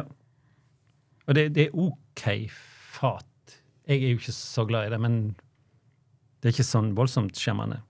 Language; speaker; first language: Norwegian; native; Norwegian